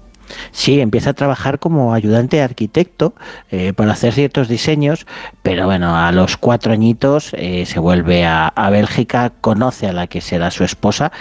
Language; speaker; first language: Spanish; native; Spanish